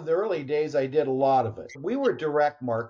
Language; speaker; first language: English; native; English